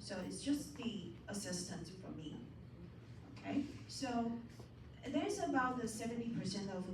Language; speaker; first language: English; non-native, fluent; Chinese